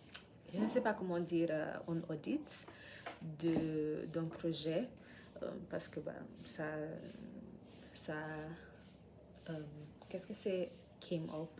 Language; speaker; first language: French; non-native, learner; English